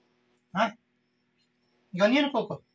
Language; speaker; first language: Filipino; non-native, learner; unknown